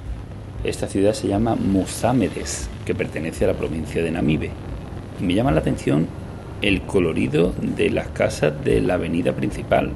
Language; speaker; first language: Spanish; native; Spanish